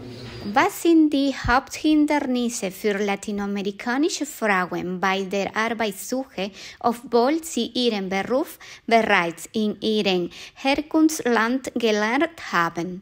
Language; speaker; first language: German; non-native, fluent; Spanish